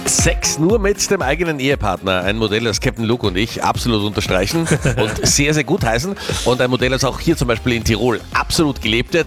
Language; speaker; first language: German; native; German